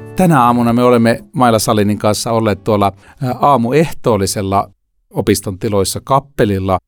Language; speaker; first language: Finnish; native; Finnish